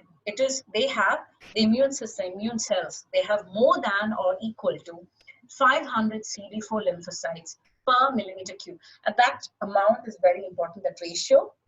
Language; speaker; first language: English; non-native, local second language; Malayalam